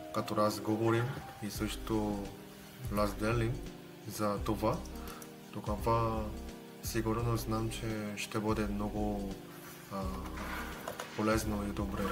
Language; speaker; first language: Bulgarian; non-native, learner; Korean